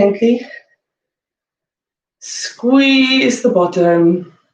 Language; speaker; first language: English; native; English